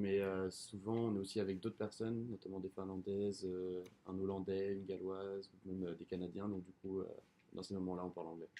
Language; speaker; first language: French; native; French